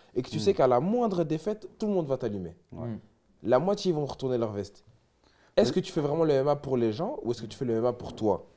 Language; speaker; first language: French; native; French